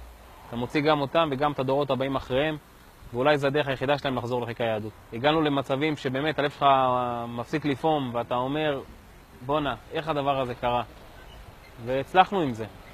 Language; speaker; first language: Hebrew; native; Hebrew